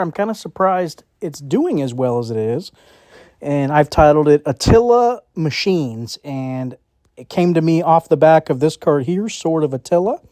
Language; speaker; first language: English; native; English